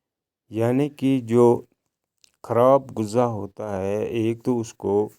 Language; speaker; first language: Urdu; non-native, local second language; Kashmiri